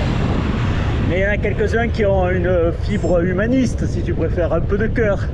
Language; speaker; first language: French; native; French